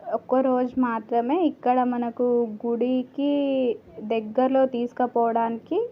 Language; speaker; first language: Telugu; non-native, learner; Marathi